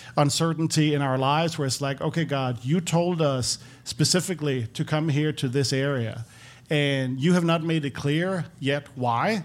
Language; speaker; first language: English; non-native, fluent; Danish